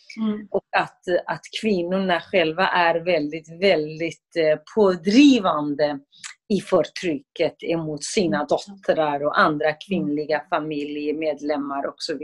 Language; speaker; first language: Swedish; non-native, fluent; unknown